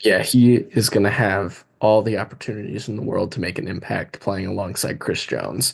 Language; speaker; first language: English; native; English